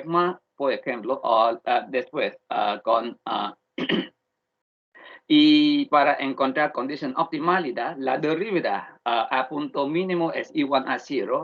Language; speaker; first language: Spanish; non-native, learner; Vietnamese